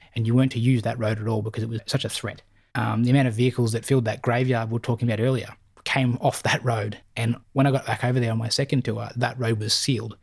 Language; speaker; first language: English; native; English